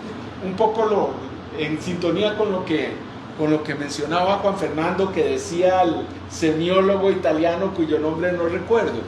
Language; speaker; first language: Spanish; native; Spanish